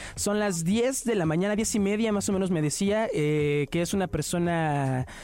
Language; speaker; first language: Spanish; native; Spanish